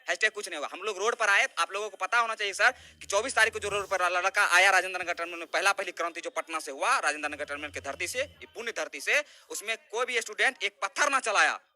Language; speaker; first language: Hindi; native; Hindi